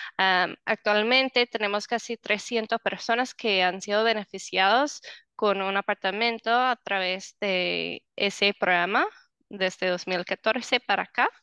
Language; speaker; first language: Spanish; non-native, fluent; English